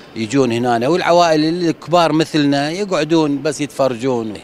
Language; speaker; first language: Arabic; native; Arabic